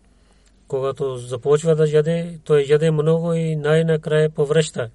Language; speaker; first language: Bulgarian; non-native, learner; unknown